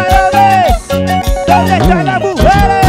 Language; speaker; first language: Spanish; native; Spanish